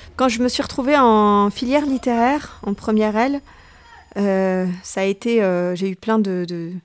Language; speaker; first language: French; native; French